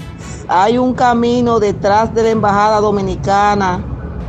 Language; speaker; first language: Spanish; native; Spanish